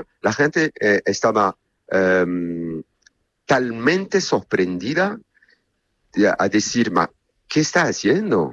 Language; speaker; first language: Spanish; non-native, learner; Italian